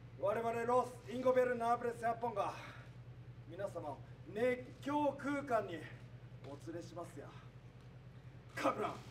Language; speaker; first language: Japanese; native; Japanese